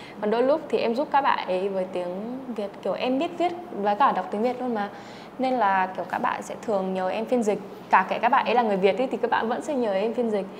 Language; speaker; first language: Vietnamese; early bilingual, heritage; Czech